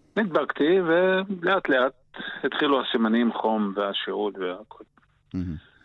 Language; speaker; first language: Hebrew; native; Hebrew